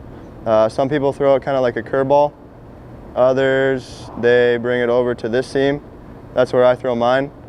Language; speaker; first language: English; native; English